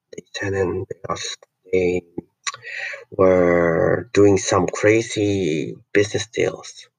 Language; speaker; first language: English; non-native, local second language; Filipino